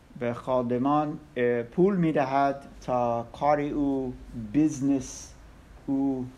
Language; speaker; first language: Persian; non-native, learner; English